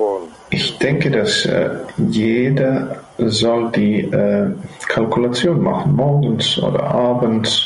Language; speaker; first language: German; non-native, fluent; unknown